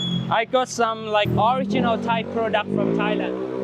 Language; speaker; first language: English; non-native, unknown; Thai